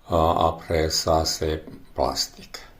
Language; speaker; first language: French; non-native, learner; Finnish